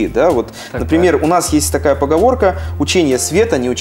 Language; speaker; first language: Russian; native; Russian